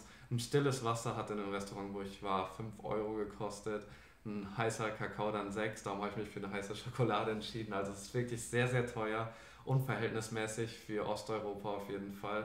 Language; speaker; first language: German; native; German